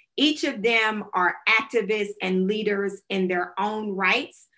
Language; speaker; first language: English; native; English